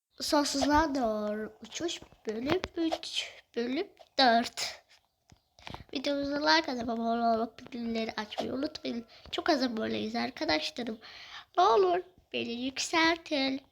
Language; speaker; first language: Turkish; native; Turkish